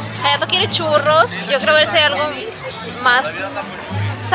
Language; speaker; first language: Spanish; native; Spanish